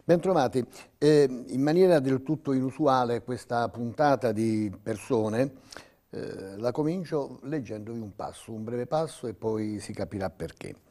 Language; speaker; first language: Italian; native; Italian